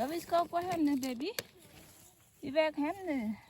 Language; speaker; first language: Swedish; non-native, learner; Thai